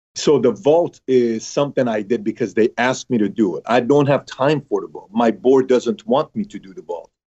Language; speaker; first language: English; early bilingual, other home language; Persian